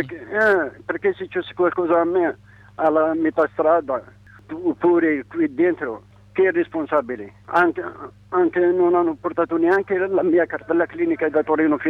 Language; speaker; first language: Italian; non-native, learner; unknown